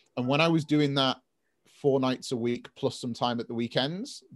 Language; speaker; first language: English; native; English